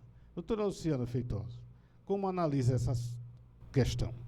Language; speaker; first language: Portuguese; native; Portuguese